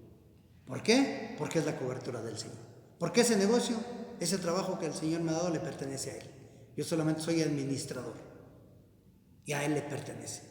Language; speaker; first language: Spanish; native; Spanish